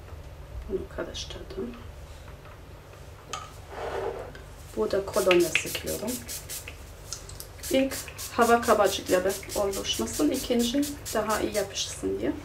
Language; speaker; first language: Turkish; non-native, fluent; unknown